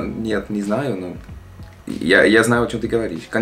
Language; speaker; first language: Russian; non-native, learner; Dutch